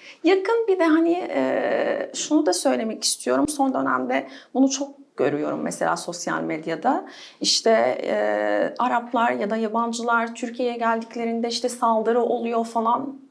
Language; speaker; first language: Turkish; non-native, fluent; Arabic